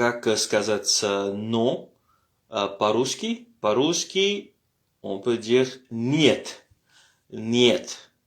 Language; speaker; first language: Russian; non-native, fluent; French